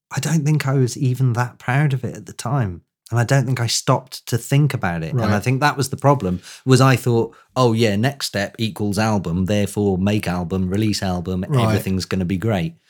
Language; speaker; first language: English; native; English